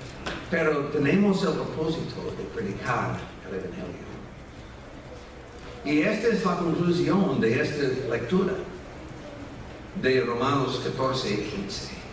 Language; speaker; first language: Spanish; non-native, fluent; English